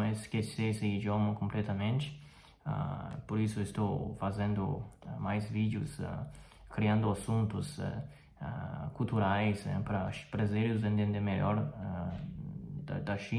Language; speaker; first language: Portuguese; non-native, fluent; Chinese